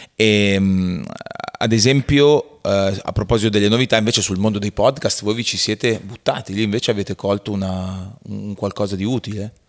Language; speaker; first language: Italian; native; Italian